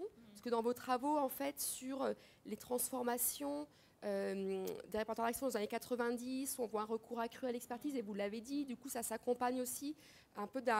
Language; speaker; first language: French; native; French